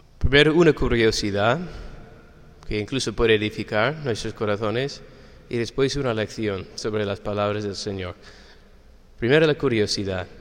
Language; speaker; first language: Spanish; non-native, fluent; English